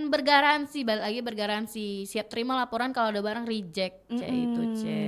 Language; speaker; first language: Indonesian; native; Indonesian